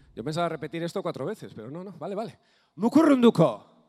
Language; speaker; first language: Spanish; non-native, local second language; Basque